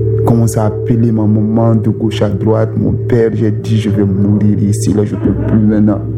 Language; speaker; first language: French; non-native, local second language; Susu